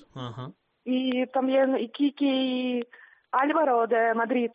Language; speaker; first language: Spanish; non-native, learner; Ukrainian